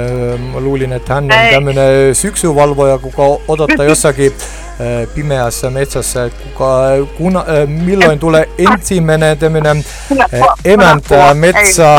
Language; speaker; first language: Finnish; non-native, learner; Estonian